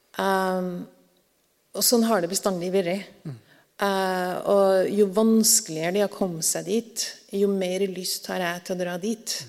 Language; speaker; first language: Norwegian; native; Norwegian